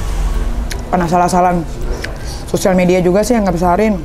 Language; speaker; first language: Indonesian; native; Indonesian